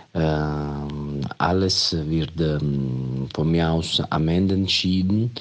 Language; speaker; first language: German; non-native, fluent; Italian